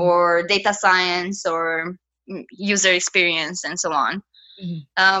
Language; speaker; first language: English; non-native, fluent; Romanian